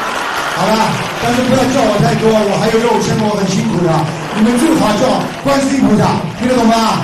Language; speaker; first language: Chinese; native; Chinese